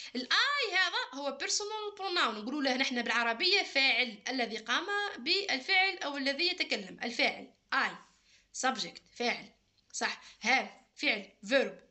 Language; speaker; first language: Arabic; native; Arabic